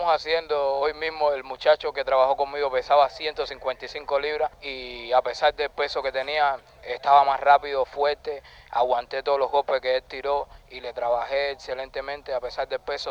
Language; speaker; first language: Spanish; native; Spanish